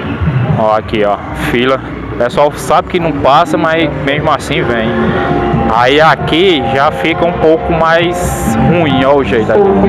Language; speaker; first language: Portuguese; native; Portuguese